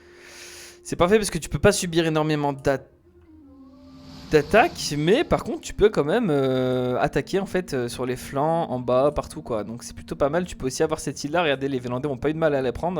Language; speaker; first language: French; native; French